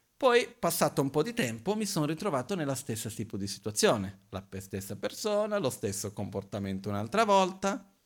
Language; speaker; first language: Italian; non-native, fluent; Portuguese